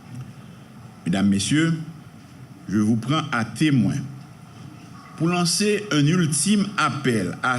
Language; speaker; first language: French; non-native, local second language; Haitian Creole